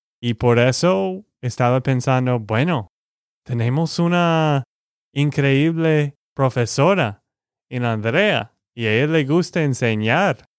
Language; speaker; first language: Spanish; non-native, learner; English